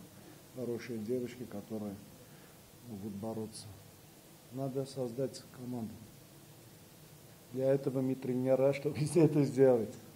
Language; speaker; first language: Russian; non-native, fluent; Armenian